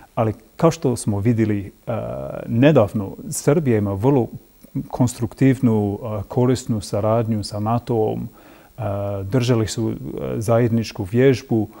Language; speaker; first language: Croatian; non-native, fluent; English